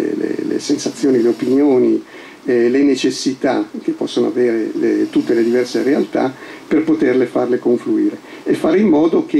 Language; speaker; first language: Italian; native; Italian